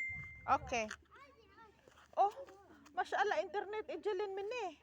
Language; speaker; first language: Arabic; non-native, learner; Filipino